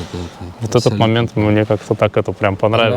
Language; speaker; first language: Russian; native; Russian